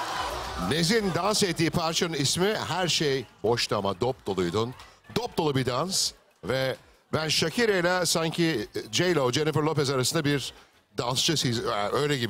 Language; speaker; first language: Turkish; native; Turkish